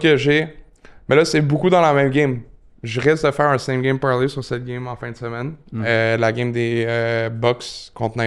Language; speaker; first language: French; native; French